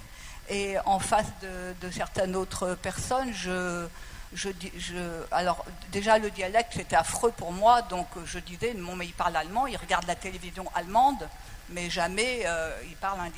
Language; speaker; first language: French; native; French